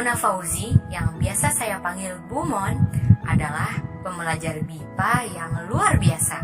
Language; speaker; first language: Indonesian; native; Indonesian